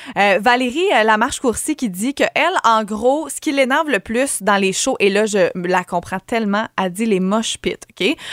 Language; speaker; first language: French; native; French